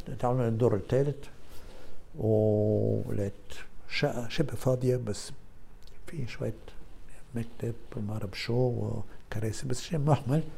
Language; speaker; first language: Arabic; non-native, fluent; German